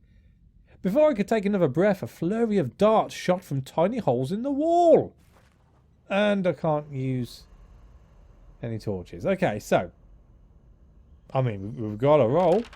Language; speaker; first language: English; native; English